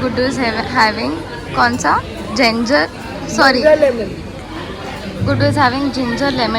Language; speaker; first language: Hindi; native; Hindi